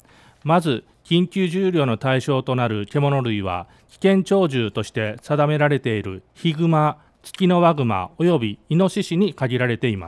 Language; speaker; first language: Japanese; native; Japanese